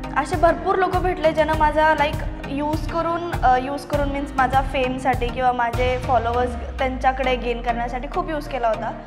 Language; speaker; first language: Marathi; non-native, local second language; Malayalam